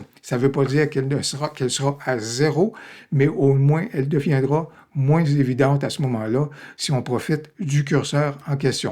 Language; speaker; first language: French; native; French